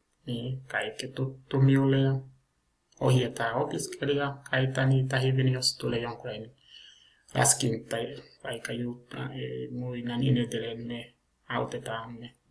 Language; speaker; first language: Finnish; non-native, learner; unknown